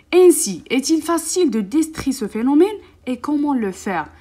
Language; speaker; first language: French; non-native, local second language; Arabic